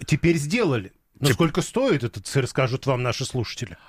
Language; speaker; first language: Russian; native; Russian